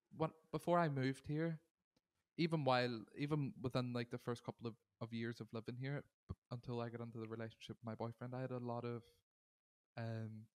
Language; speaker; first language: English; native; English